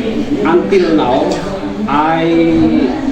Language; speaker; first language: English; non-native, learner; Indonesian